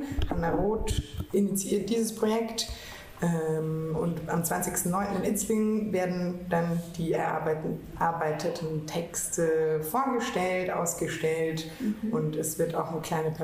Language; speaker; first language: German; native; German